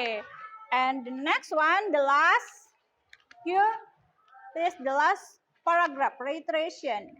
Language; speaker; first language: English; non-native, learner; Indonesian